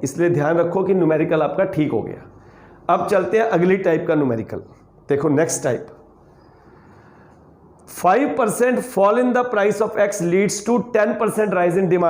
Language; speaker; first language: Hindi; native; Hindi